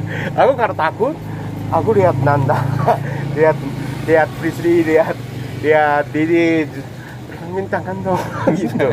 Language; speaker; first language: Indonesian; non-native, learner; Japanese